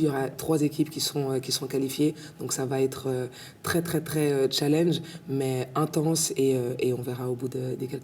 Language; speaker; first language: French; native; French